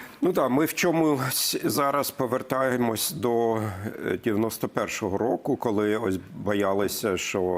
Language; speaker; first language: Ukrainian; non-native, fluent; German